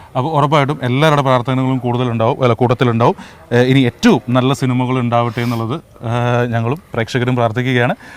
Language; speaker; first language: Malayalam; native; Malayalam